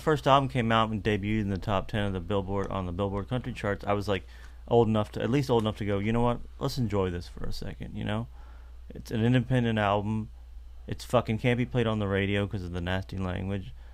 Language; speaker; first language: English; native; English